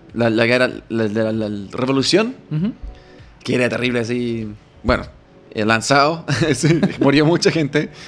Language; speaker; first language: Spanish; non-native, fluent; English